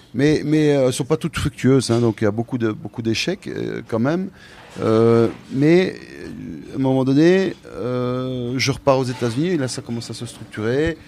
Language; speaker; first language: French; native; French